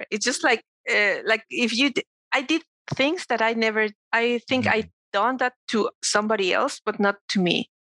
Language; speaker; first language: English; non-native, fluent; Spanish